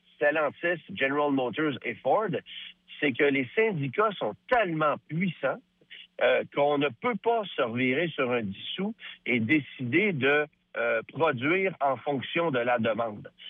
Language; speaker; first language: French; native; French